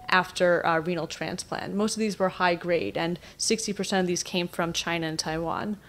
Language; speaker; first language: English; native; English